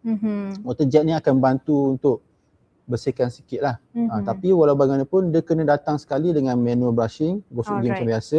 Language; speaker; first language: Malay; native; Malay